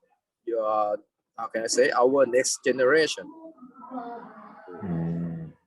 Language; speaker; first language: English; non-native, fluent; Thai